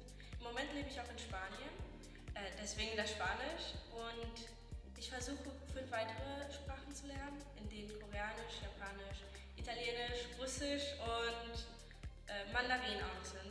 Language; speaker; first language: German; early bilingual, heritage; German